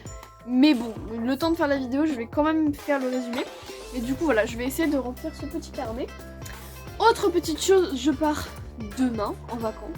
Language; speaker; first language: French; native; French